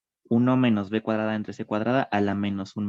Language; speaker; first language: Spanish; native; Spanish